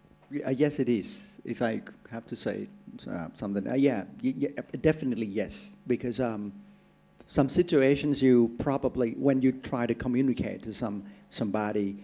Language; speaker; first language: English; non-native, fluent; Thai